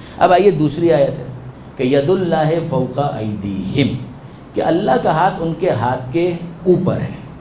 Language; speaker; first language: Urdu; non-native, local second language; Gujarati